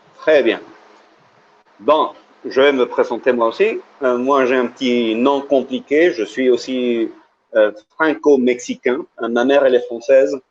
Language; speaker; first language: French; early bilingual, heritage; French